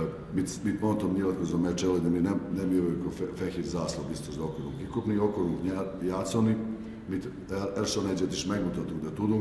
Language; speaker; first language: Hungarian; non-native, learner; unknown